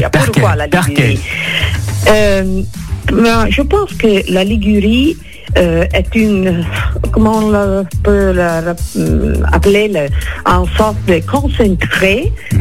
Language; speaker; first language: French; non-native, fluent; Italian